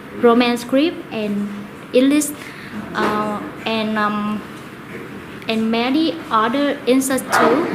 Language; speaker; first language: English; non-native, learner; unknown